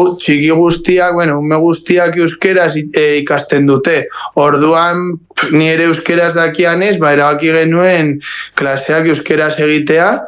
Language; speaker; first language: Basque; non-native, local second language; Spanish